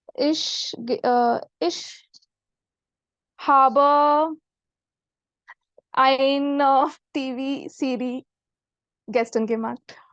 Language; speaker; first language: German; non-native, learner; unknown